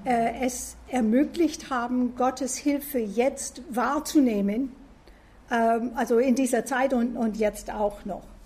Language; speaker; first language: German; non-native, fluent; English